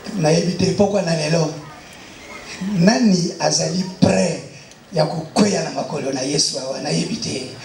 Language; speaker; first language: Lingala; non-native, local second language; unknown